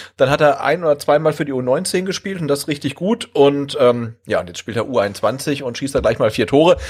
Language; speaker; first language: German; native; German